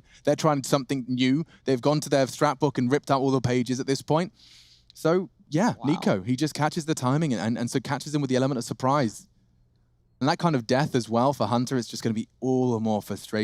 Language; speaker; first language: English; native; English